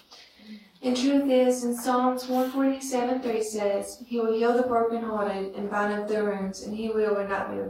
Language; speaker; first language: English; native; English